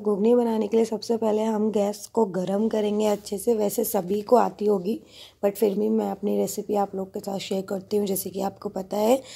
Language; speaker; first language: Hindi; native; Hindi